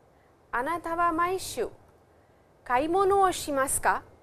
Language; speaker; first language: Japanese; non-native, fluent; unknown